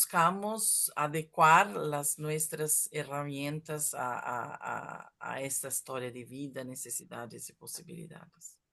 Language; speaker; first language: Spanish; non-native, fluent; Portuguese